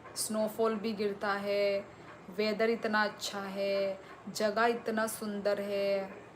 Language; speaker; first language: Hindi; non-native, local second language; Kok Borok